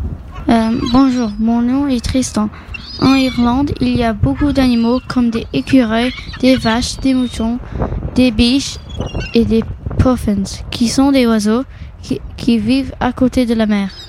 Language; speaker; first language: French; early bilingual, heritage; English